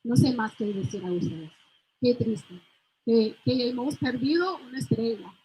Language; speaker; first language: Spanish; non-native, fluent; English